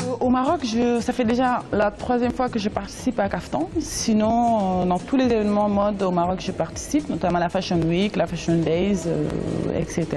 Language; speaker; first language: French; non-native, local second language; Wolof